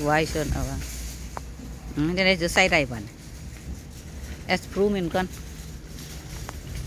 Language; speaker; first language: German; non-native, learner; Thai